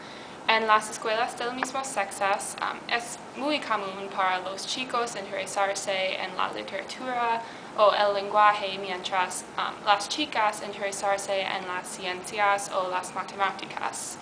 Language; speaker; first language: Spanish; non-native, learner; English